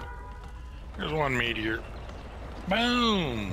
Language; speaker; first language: English; native; English